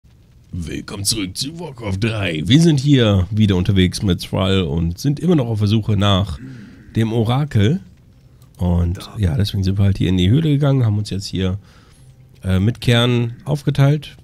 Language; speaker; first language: German; native; German